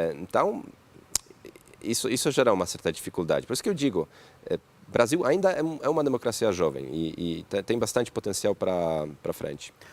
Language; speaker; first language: Portuguese; non-native, fluent; Polish